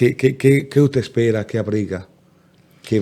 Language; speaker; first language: Spanish; native; Spanish